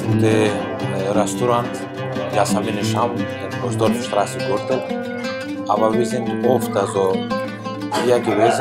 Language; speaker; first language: German; non-native, fluent; Turkish